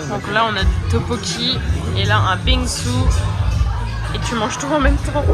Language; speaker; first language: French; native; French